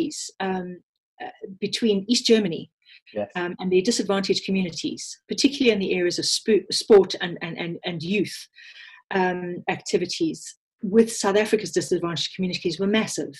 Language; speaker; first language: English; native; English